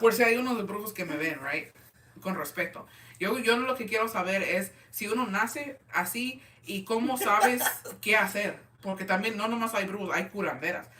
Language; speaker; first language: Spanish; early bilingual, heritage; Spanish